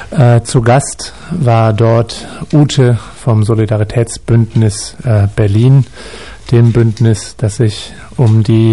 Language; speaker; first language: German; native; German